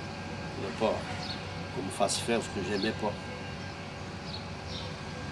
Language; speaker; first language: French; non-native, fluent; Portuguese